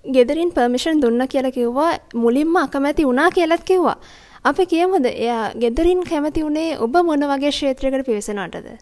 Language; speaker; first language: Sinhala; native; Sinhala